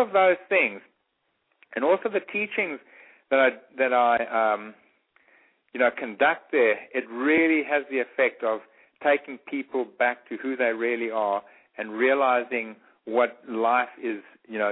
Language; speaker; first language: English; native; English